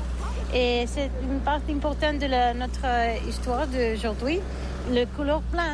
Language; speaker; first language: French; non-native, learner; Catalan